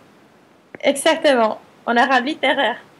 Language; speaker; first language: French; non-native, fluent; Spanish